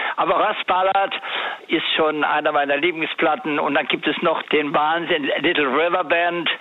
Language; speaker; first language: German; native; German